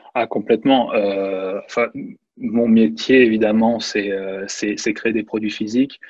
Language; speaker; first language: French; native; French